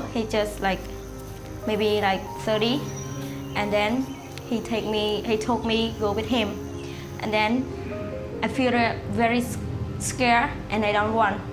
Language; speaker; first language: English; non-native, learner; Khmer